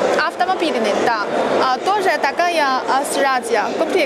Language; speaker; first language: Russian; non-native, learner; Chinese